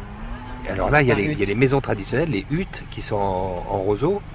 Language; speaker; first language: French; native; French